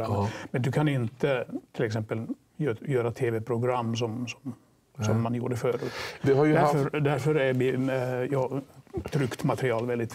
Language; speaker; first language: Swedish; non-native, fluent; Finnish